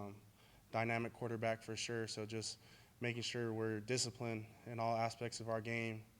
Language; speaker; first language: English; native; English